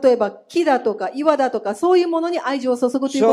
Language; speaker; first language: Japanese; native; Japanese